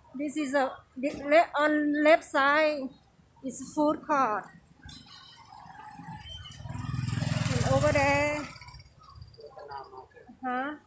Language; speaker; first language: English; non-native, learner; Thai